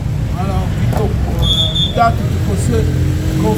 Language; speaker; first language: French; non-native, learner; Arabic